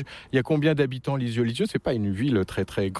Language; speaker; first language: French; native; French